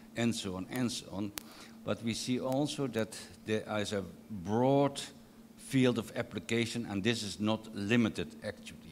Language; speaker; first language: English; non-native, fluent; Dutch